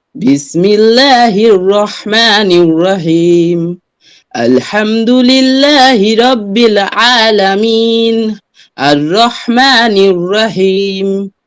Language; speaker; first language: Hindi; non-native, fluent; Bangla